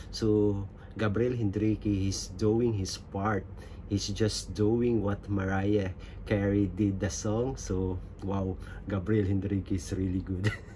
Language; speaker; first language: English; non-native, local second language; Filipino